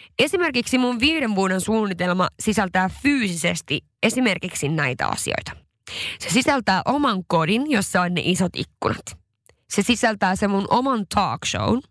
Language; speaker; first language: Finnish; non-native, local second language; Swedish